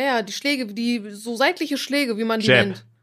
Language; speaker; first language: German; native; German